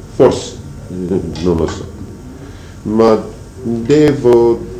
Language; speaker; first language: Italian; non-native, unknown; English